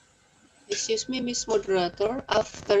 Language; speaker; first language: English; non-native, fluent; Indonesian